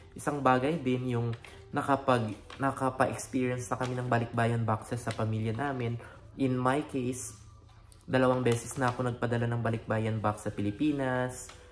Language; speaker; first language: Filipino; native; Filipino